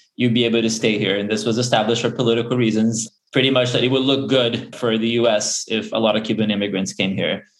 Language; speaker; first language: English; early bilingual, other home language; Portuguese